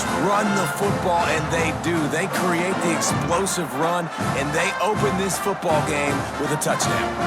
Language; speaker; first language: English; native; English